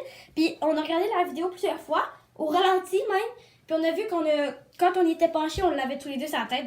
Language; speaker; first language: French; native; French